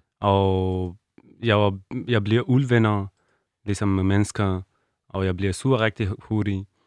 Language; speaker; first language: Danish; non-native, learner; Persian